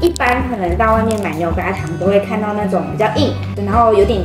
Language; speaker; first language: Chinese; native; Chinese